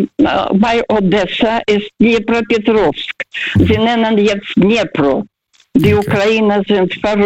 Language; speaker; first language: German; non-native, fluent; Russian